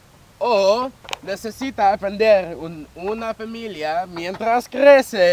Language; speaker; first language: Spanish; non-native, learner; English